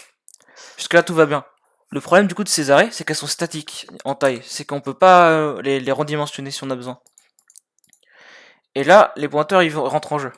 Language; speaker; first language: French; native; French